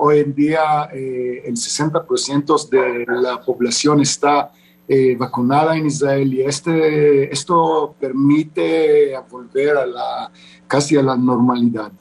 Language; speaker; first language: Spanish; non-native, fluent; Hebrew